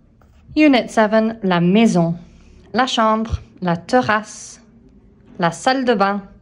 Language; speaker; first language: French; non-native, fluent; English